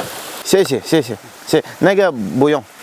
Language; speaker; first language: Chinese; non-native, learner; Armenian